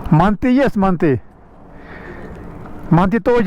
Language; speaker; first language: Russian; non-native, learner; Urdu